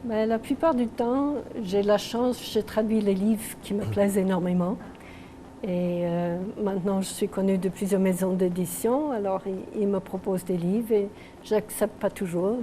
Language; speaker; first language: French; non-native, local second language; English